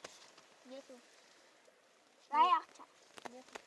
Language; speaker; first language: Russian; non-native, local second language; Kyrgyz